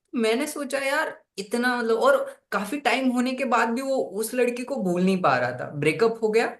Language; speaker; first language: Hindi; non-native, local second language; Marathi